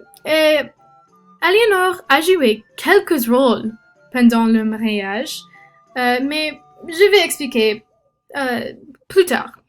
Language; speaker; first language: French; non-native, learner; English